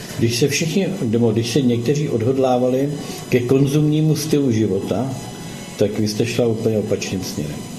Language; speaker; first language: Czech; native; Czech